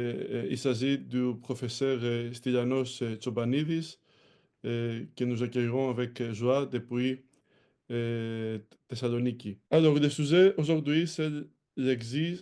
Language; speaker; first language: French; non-native, fluent; Greek